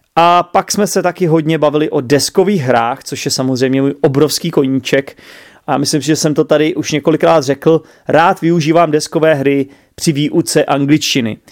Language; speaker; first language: Czech; native; Czech